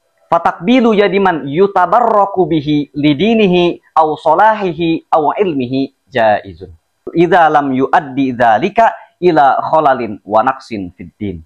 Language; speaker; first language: Indonesian; native; Indonesian